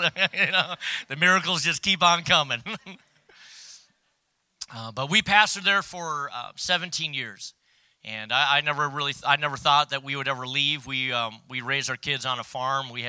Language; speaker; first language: English; native; English